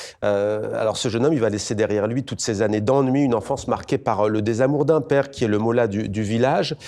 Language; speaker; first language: French; native; French